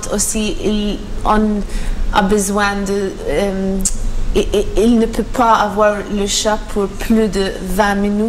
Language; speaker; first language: French; non-native, learner; Maltese